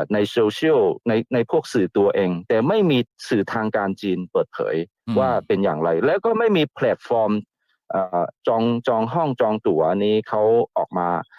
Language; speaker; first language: Thai; non-native, fluent; Chinese